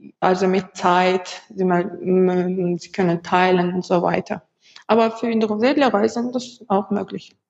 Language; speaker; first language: German; non-native, learner; Azerbaijani